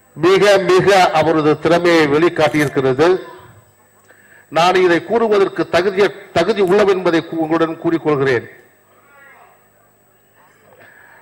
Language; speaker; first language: Tamil; native; Tamil